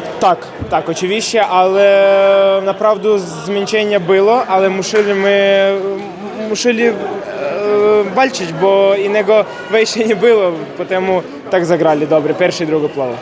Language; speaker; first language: Polish; non-native, learner; Ukrainian